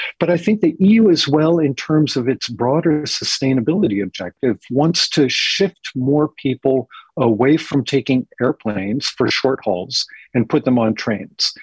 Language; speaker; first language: English; native; English